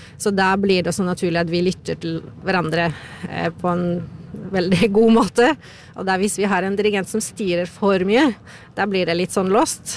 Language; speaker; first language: Norwegian; non-native, fluent; Polish